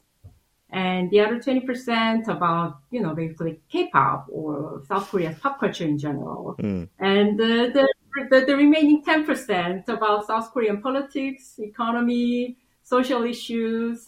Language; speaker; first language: English; non-native, fluent; Korean